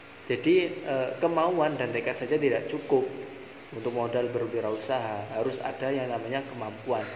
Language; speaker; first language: Indonesian; native; Indonesian